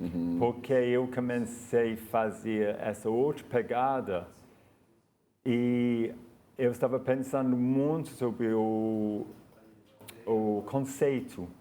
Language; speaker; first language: Portuguese; non-native, fluent; English